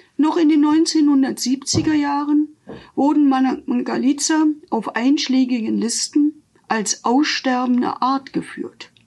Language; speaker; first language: German; native; German